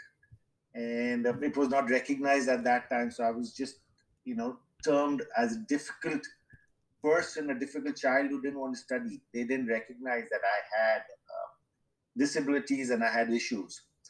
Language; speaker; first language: English; non-native, local second language; Sindhi